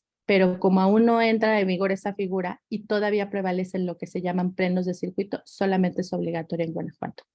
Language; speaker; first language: Spanish; native; Spanish